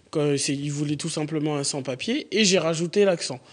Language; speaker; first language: French; native; French